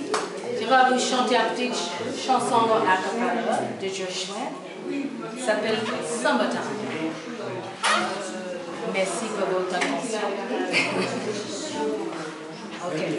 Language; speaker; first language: French; non-native, fluent; English